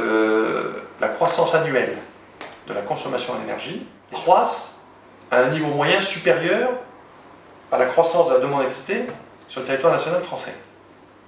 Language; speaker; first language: French; native; French